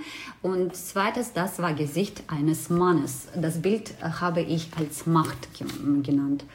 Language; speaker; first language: German; non-native, fluent; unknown